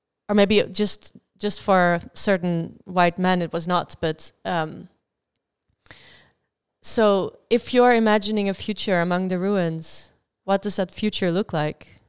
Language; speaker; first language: English; non-native, fluent; Dutch